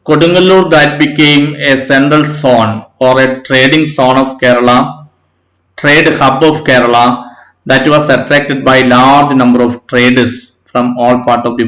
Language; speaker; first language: English; non-native, local second language; Malayalam